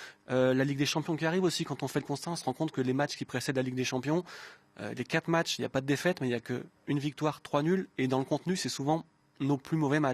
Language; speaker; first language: French; native; French